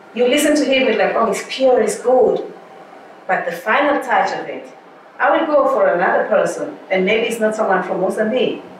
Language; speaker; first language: English; non-native, fluent; Portuguese